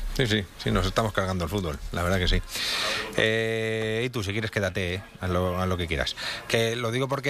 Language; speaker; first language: Spanish; native; Spanish